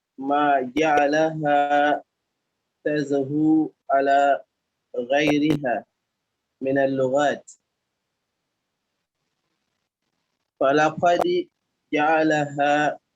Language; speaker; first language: Arabic; non-native, learner; Indonesian